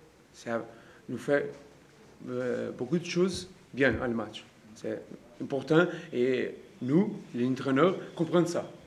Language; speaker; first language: French; non-native, learner; Portuguese